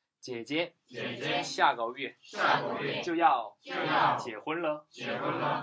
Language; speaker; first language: Chinese; non-native, fluent; Korean